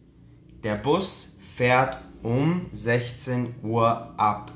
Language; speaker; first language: German; non-native, fluent; Albanian